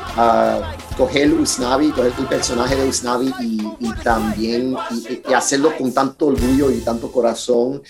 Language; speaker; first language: Spanish; early bilingual, heritage; Spanish